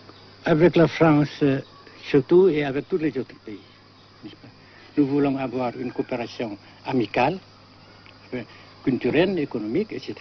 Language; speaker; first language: French; non-native, local second language; Vietnamese